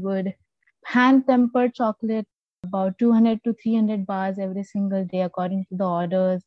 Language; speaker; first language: English; non-native, local second language; Marathi